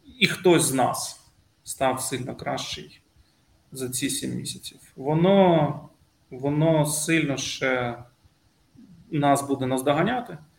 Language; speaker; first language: Ukrainian; non-native, local second language; Russian